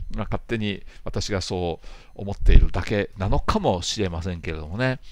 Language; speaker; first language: Japanese; native; Japanese